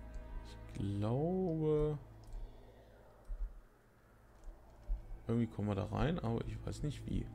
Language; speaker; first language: German; native; German